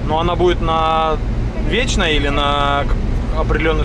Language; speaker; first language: Russian; native; Russian